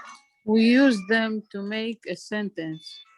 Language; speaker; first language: English; non-native, learner; Arabic